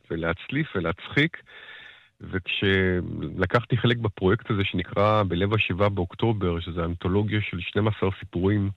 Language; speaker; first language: Hebrew; native; Hebrew